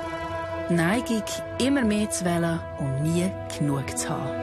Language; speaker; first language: German; native; German